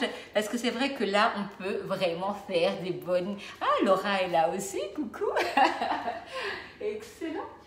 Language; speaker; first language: French; native; French